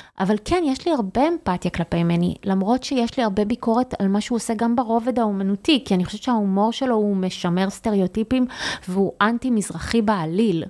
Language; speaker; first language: Hebrew; native; Hebrew